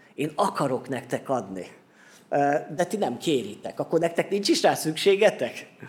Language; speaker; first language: Hungarian; native; Hungarian